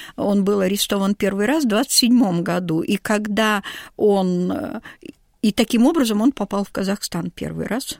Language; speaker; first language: Russian; native; Russian